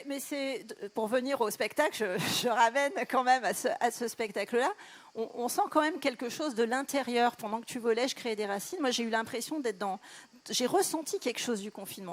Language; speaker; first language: French; native; French